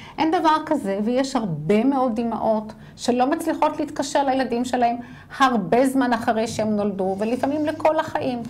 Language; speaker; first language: Hebrew; native; Hebrew